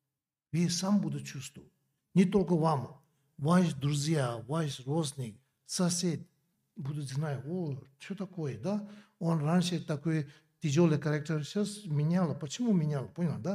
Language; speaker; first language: Russian; non-native, learner; Tibetan